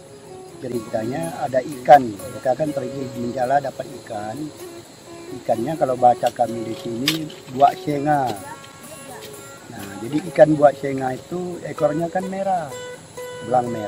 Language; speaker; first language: Indonesian; non-native, local second language; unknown